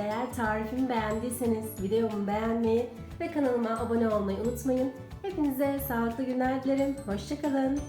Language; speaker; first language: Turkish; native; Turkish